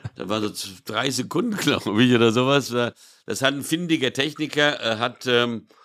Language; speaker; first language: German; early bilingual, other home language; Portuguese